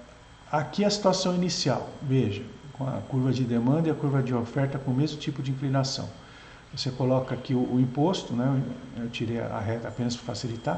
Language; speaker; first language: Portuguese; native; Portuguese